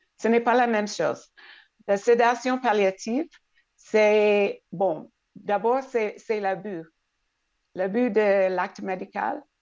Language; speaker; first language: French; non-native, local second language; English